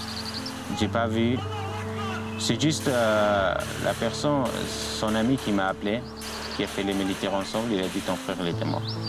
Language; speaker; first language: French; non-native, learner; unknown